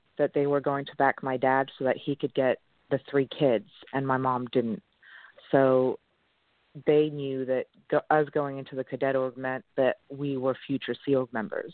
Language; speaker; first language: English; non-native, local second language; French